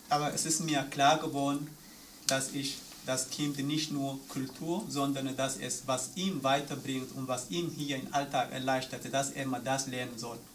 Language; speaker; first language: German; non-native, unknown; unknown